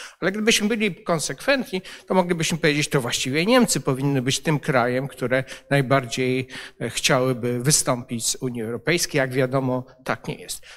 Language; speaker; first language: Polish; native; Polish